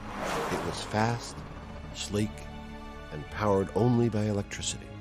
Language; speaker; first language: English; native; English